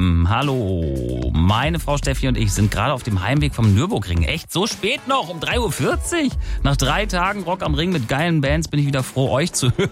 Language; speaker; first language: German; native; German